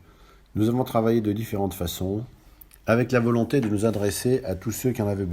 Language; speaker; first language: French; native; French